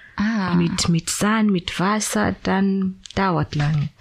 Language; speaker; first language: German; non-native, fluent; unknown